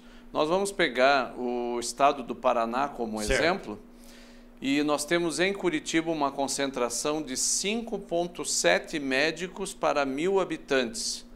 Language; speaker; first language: Portuguese; native; Portuguese